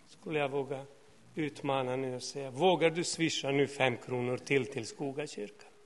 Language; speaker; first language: Swedish; non-native, fluent; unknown